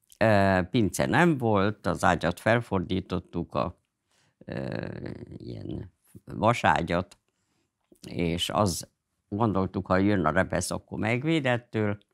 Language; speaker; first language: Hungarian; native; Hungarian